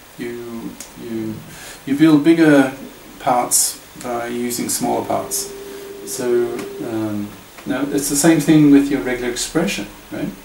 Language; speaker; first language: English; native; English